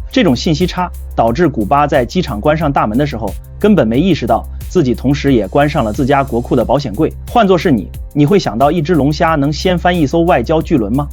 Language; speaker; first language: Chinese; native; Chinese